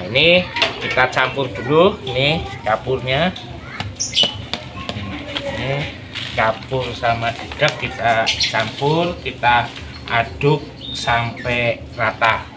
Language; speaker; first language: Indonesian; non-native, local second language; Javanese